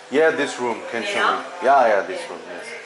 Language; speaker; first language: English; non-native, learner; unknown